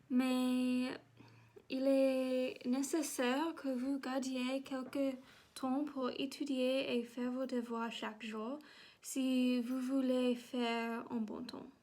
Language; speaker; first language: French; non-native, learner; English